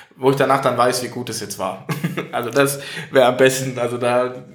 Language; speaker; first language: German; native; German